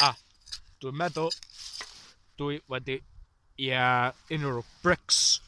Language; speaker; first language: Welsh; non-native, learner; English